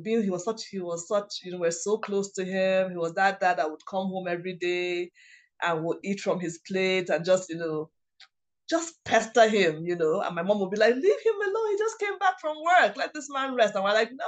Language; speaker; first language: English; non-native, local second language; Igbo